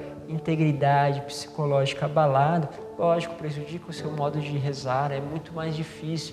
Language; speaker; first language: Portuguese; native; Portuguese